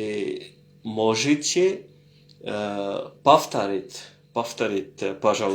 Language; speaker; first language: Russian; non-native, fluent; French